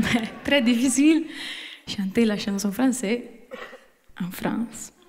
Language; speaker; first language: French; non-native, learner; Italian